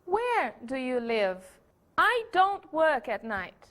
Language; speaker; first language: English; non-native, fluent; Portuguese